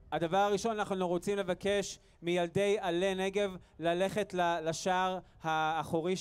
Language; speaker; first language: Hebrew; native; Hebrew